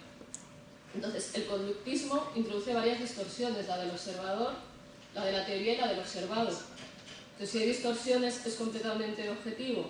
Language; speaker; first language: Spanish; native; Spanish